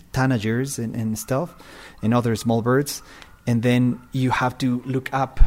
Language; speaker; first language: English; non-native, fluent; Spanish